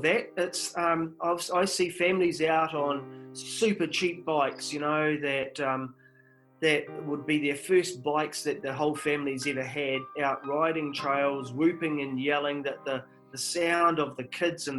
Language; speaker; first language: English; native; English